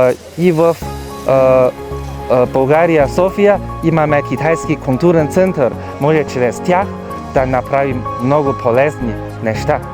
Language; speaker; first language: Bulgarian; non-native, fluent; Chinese